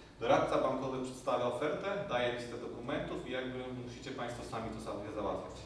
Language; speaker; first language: Polish; native; Polish